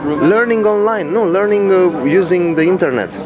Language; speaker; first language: English; non-native, fluent; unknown